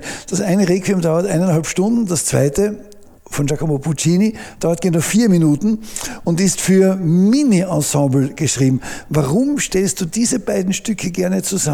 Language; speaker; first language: German; native; German